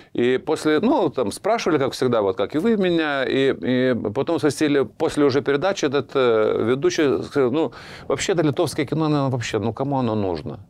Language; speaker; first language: Russian; non-native, fluent; Lithuanian